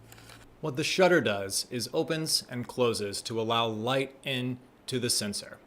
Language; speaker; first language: English; native; English